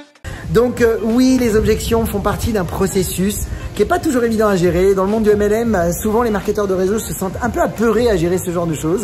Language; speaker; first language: French; native; French